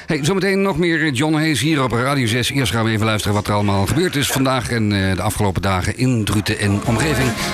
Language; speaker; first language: Dutch; native; Dutch